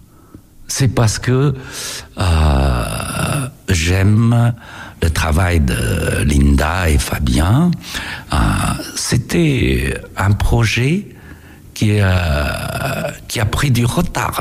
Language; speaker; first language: French; non-native, fluent; Chinese